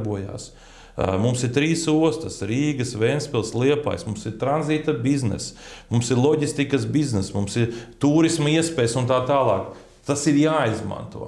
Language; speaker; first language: Latvian; native; Latvian